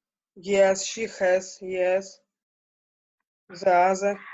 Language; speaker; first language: English; non-native, fluent; Russian